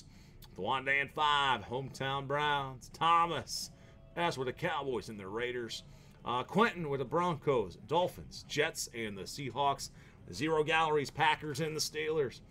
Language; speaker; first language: English; native; English